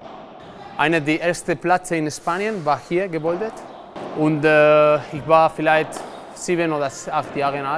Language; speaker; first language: German; non-native, learner; Spanish